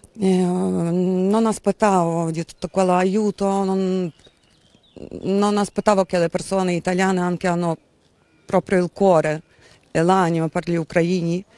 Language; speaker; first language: Italian; non-native, learner; Ukrainian